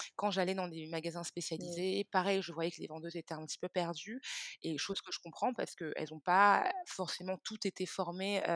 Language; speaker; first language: French; early bilingual, other home language; Hebrew